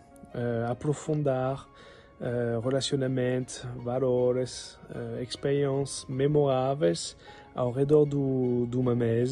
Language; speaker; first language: French; non-native, learner; Portuguese